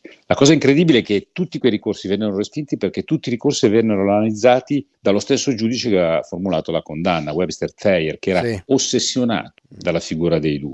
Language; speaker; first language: Italian; native; Italian